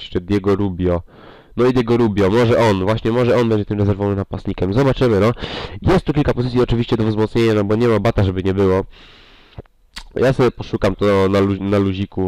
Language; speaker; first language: Polish; native; Polish